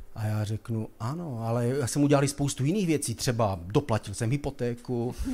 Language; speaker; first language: Czech; native; Czech